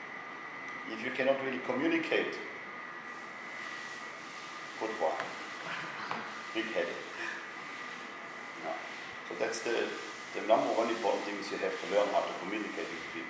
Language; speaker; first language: English; non-native, fluent; German